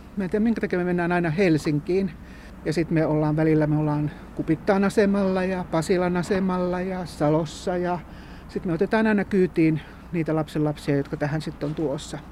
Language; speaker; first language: Finnish; native; Finnish